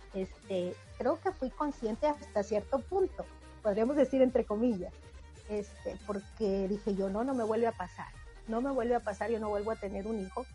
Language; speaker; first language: Spanish; native; Spanish